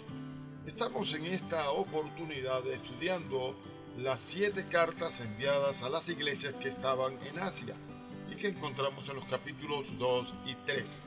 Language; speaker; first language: Spanish; native; Spanish